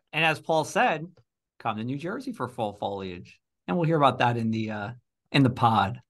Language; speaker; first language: English; native; English